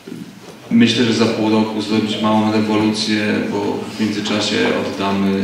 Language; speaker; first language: Polish; native; Polish